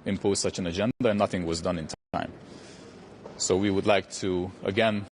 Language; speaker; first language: English; non-native, fluent; Hungarian